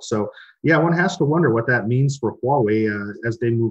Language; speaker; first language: English; native; English